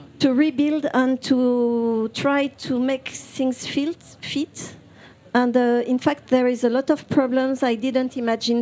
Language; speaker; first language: English; non-native, fluent; French